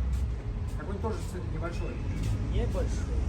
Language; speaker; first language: Russian; native; Russian